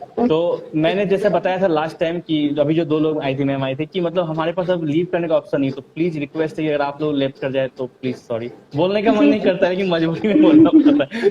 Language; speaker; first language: Hindi; non-native, local second language; Bangla